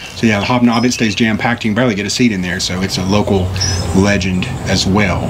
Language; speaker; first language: English; native; English